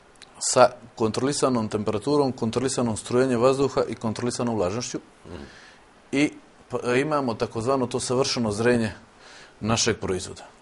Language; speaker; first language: Serbian; native; Serbian